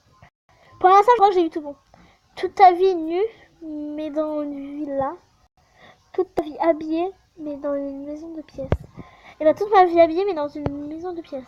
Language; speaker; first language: French; native; French